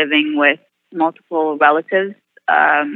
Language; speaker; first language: English; non-native, fluent; Arabic